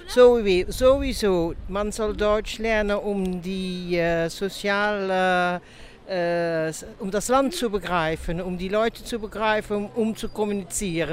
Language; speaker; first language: German; non-native, fluent; Dutch